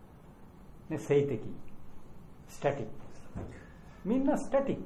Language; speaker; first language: Japanese; non-native, learner; Bangla